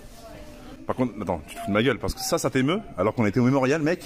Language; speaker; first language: French; native; French